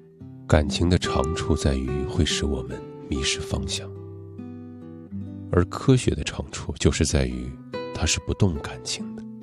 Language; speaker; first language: Chinese; native; Chinese